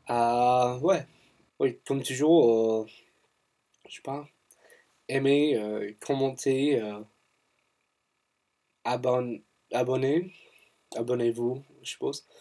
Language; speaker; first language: French; non-native, fluent; English